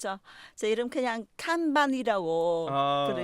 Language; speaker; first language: Korean; non-native, learner; Vietnamese